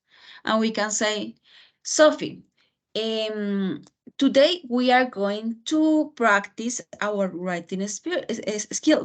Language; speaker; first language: English; non-native, fluent; Spanish